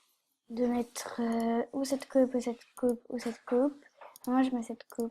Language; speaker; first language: French; native; French